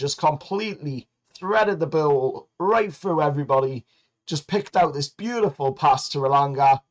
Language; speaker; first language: English; native; English